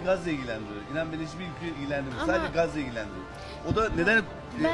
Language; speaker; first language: Turkish; native; Turkish